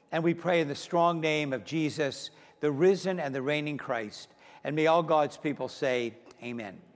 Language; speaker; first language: English; native; English